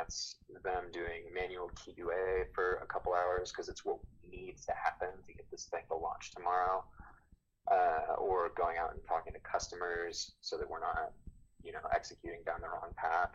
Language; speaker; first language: English; native; English